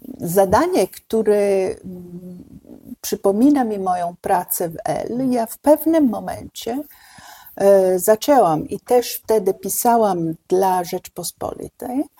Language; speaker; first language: Polish; non-native, fluent; Italian